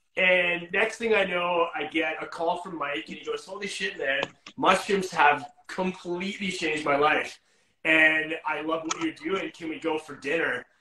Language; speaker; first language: English; native; English